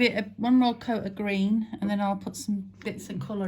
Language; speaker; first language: English; native; English